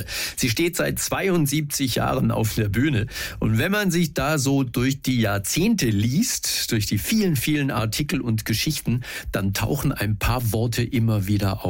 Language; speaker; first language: German; native; German